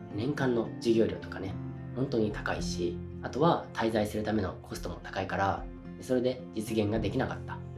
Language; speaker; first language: Japanese; native; Japanese